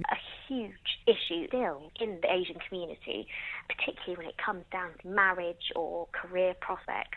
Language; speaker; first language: English; native; English